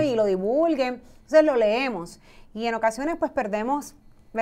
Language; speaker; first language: Spanish; native; Spanish